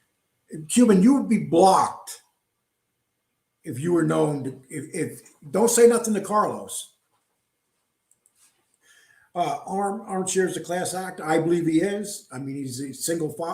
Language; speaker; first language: English; native; English